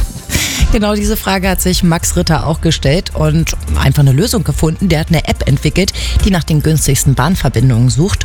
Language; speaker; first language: German; native; German